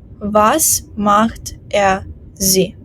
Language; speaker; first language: German; non-native, fluent; Ukrainian